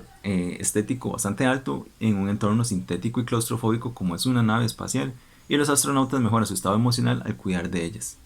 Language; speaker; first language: Spanish; native; Spanish